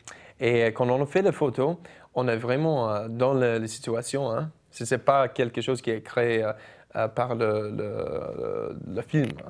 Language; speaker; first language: French; non-native, fluent; English